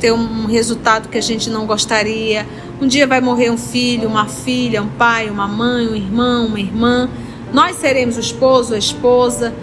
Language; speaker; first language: Portuguese; native; Portuguese